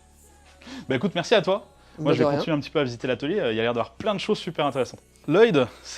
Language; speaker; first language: French; native; French